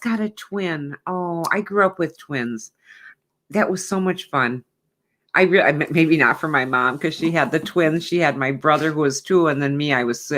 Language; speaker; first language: English; native; English